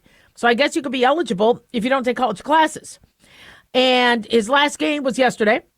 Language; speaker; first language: English; native; English